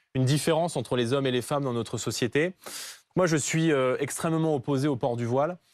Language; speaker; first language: French; native; French